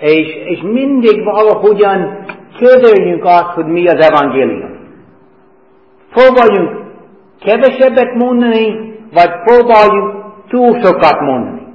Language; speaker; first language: Hungarian; non-native, fluent; English